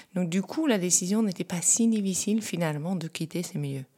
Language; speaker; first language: French; non-native, fluent; Dutch